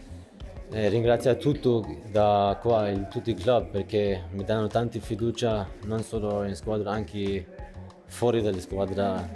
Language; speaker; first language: Italian; non-native, fluent; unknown